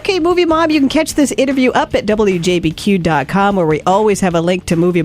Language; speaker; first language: English; native; English